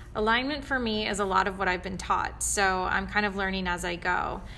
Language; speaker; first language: English; native; English